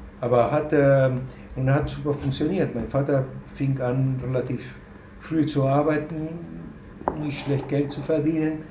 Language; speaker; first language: German; non-native, fluent; Spanish